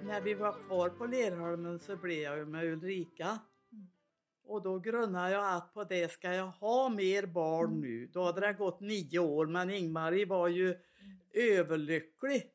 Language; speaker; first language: Swedish; native; Swedish